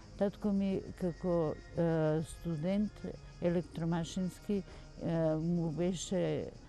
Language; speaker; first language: Macedonian; native; Macedonian